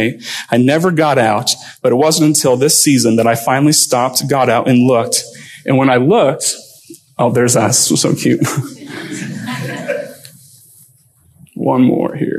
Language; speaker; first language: English; native; English